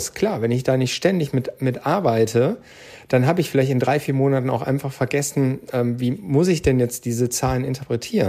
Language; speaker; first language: German; native; German